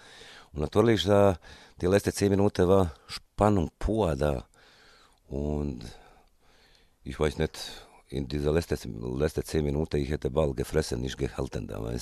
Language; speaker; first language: German; non-native, fluent; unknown